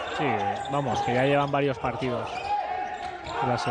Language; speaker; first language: Spanish; native; Spanish